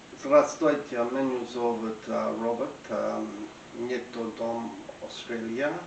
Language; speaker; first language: Russian; non-native, learner; English